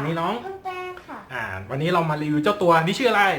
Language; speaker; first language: Thai; native; Thai